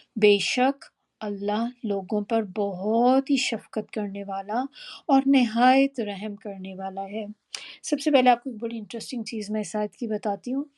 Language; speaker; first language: Urdu; native; Urdu